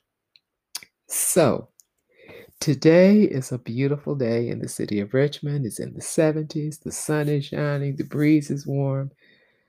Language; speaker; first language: English; native; English